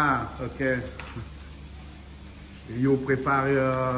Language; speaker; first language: English; non-native, learner; French